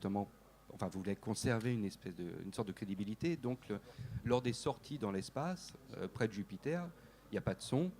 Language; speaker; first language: French; native; French